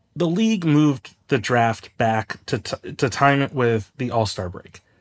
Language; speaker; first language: English; native; English